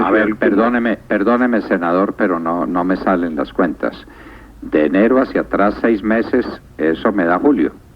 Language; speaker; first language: Spanish; native; Spanish